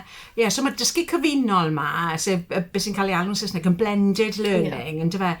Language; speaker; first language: Welsh; native; Welsh